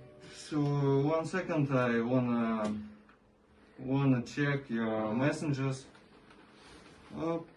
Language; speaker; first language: English; non-native, learner; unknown